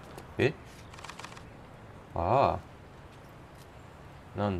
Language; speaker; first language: Japanese; non-native, learner; English